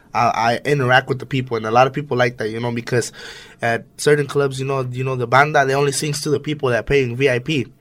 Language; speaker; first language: English; native; English